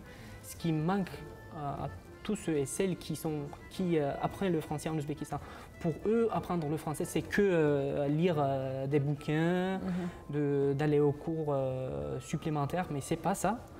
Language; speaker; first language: French; non-native, fluent; Uzbek